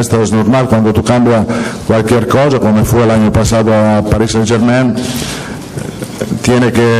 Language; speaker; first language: Spanish; non-native, fluent; Italian